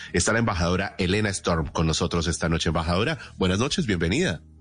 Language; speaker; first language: Spanish; native; Spanish